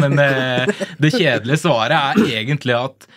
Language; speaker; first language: Norwegian; native; Norwegian